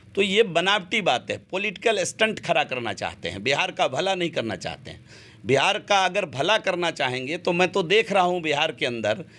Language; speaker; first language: Hindi; native; Hindi